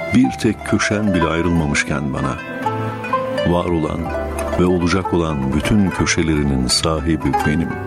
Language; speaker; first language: Turkish; native; Turkish